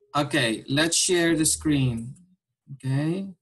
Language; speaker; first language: English; non-native, local second language; Filipino